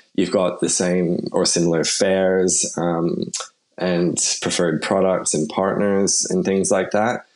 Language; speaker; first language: English; native; English